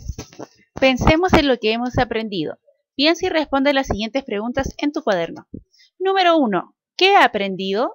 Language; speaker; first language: Spanish; native; Spanish